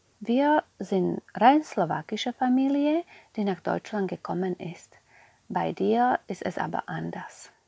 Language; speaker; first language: German; non-native, fluent; Slovak